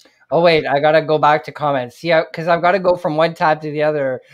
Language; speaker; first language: English; native; English